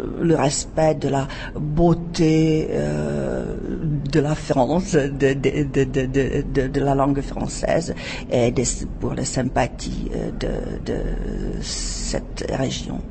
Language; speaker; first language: French; non-native, fluent; Czech